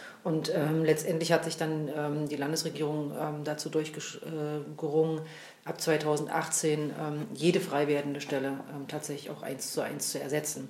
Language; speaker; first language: German; native; German